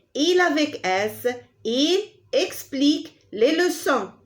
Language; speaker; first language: French; non-native, local second language; Arabic